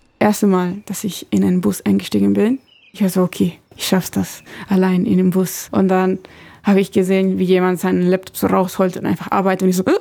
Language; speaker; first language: German; non-native, fluent; Spanish